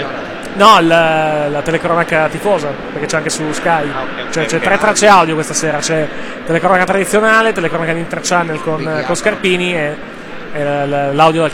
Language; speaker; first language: Italian; native; Italian